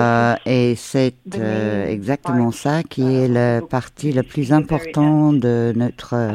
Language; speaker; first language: French; non-native, fluent; Ukrainian